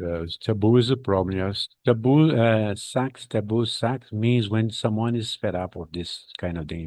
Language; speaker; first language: English; non-native, fluent; Portuguese